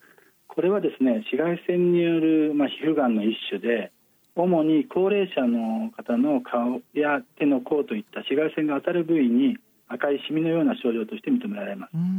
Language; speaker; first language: Japanese; native; Japanese